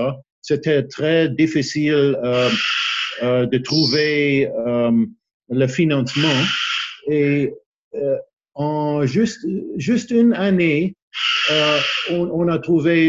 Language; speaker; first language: French; non-native, learner; English